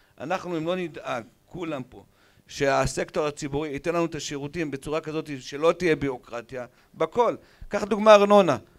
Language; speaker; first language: Hebrew; native; Hebrew